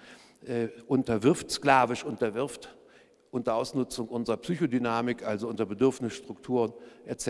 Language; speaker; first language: German; native; German